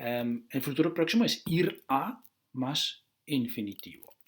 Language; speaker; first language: Spanish; non-native, fluent; Dutch